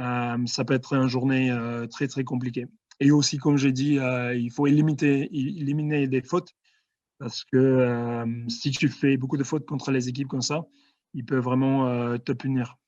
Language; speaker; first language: French; non-native, fluent; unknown